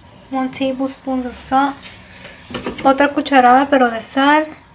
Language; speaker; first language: Spanish; early bilingual, heritage; Spanish